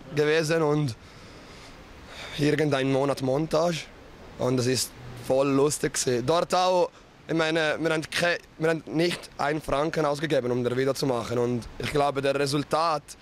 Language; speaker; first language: German; non-native, local second language; Italian